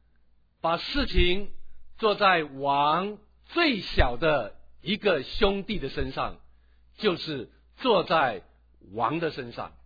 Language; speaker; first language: Chinese; native; Chinese